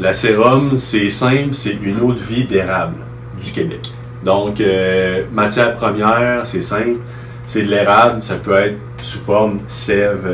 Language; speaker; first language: French; native; French